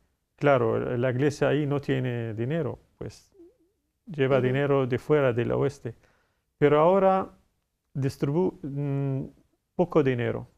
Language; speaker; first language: Spanish; non-native, fluent; Arabic